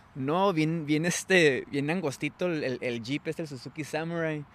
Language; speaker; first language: Spanish; early bilingual, heritage; Spanish